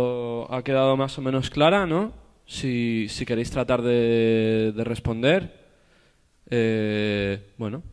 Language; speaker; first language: Spanish; native; Spanish